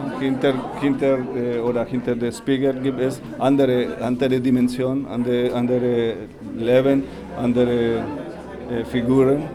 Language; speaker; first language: German; non-native, learner; Spanish